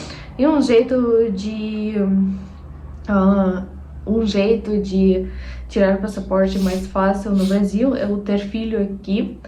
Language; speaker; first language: Portuguese; non-native, fluent; Russian